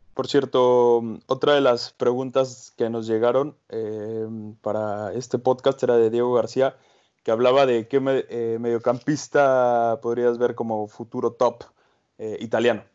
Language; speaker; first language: Spanish; native; Spanish